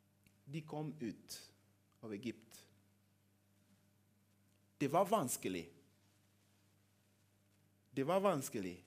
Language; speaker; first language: Norwegian; non-native, fluent; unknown